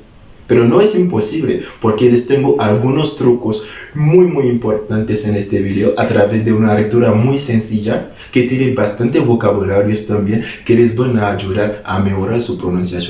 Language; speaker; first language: Spanish; non-native, fluent; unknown